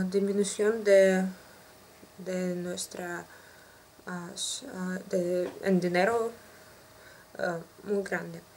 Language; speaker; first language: Spanish; non-native, learner; Russian